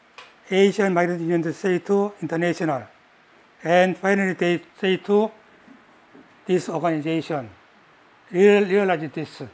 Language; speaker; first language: English; non-native, learner; Korean